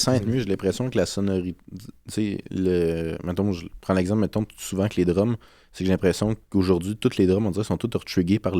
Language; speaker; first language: French; native; French